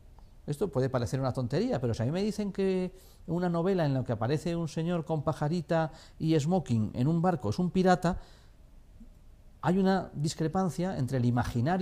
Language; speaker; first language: Spanish; native; Spanish